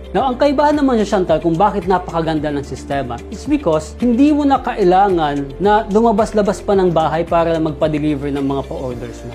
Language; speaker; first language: Filipino; non-native, local second language; Waray